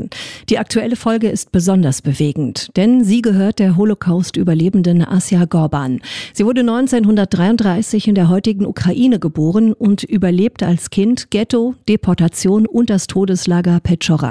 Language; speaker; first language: German; native; German